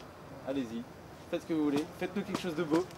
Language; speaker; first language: French; native; French